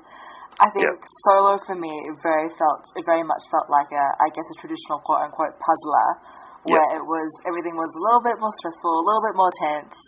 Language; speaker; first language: English; native; English